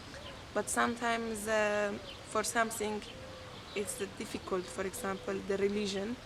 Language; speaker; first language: English; non-native, fluent; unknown